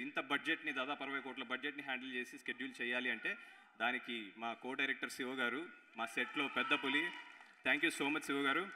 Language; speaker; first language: Telugu; native; Telugu